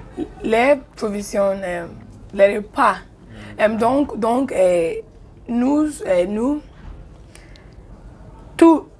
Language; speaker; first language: French; non-native, learner; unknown